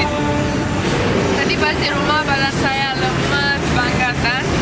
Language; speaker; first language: Indonesian; non-native, fluent; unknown